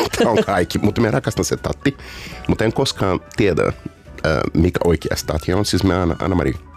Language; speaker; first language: Finnish; non-native, fluent; Portuguese